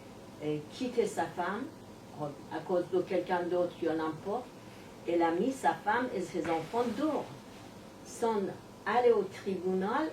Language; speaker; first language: French; non-native, learner; Persian